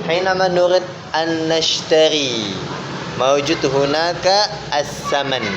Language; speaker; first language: Arabic; non-native, fluent; Indonesian